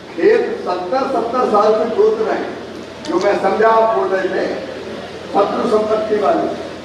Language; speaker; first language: Hindi; native; Hindi